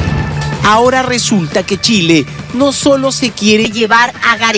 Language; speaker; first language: Spanish; native; Spanish